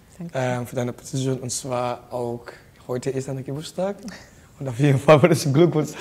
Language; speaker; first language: German; non-native, learner; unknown